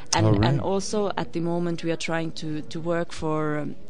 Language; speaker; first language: English; non-native, fluent; Finnish